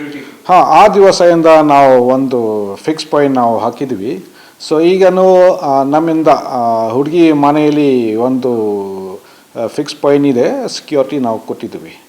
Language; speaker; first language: Kannada; non-native, learner; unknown